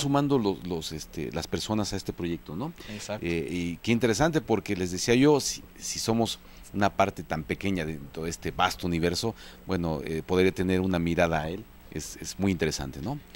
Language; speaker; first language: Spanish; native; Spanish